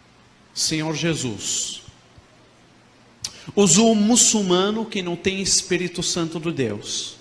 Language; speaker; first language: Portuguese; non-native, fluent; Arabic